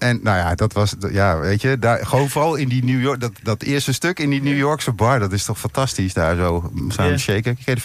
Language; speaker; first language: Dutch; native; Dutch